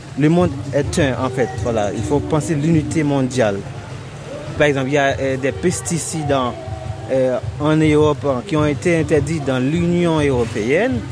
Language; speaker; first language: French; non-native, local second language; Haitian Creole